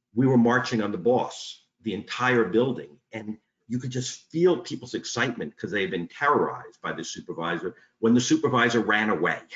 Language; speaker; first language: English; native; English